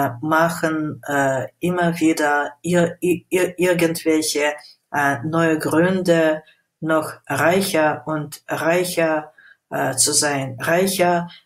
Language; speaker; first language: German; non-native, fluent; Russian